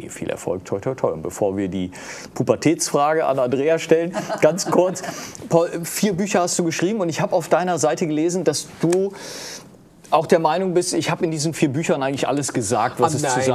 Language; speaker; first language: German; native; German